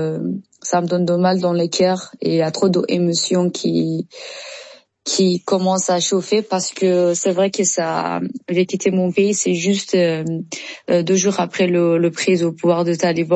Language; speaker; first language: French; non-native, learner; Persian